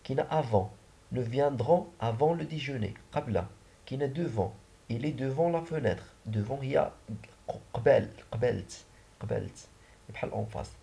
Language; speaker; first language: French; non-native, local second language; Arabic